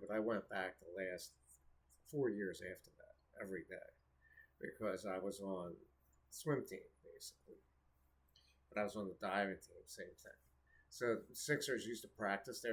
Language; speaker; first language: English; native; English